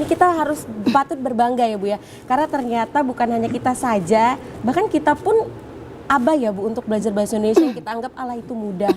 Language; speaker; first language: Indonesian; native; Indonesian